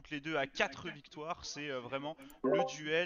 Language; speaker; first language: French; native; French